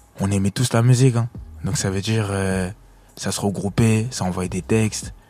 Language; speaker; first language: French; early bilingual, other home language; Lingala